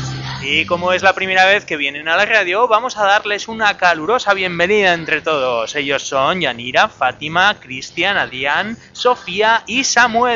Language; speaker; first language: Spanish; native; Spanish